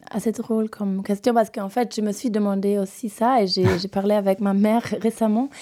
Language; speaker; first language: French; non-native, fluent; German